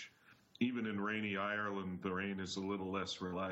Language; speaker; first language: English; native; English